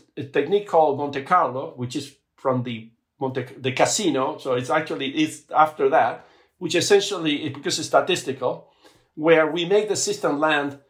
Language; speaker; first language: English; non-native, fluent; Spanish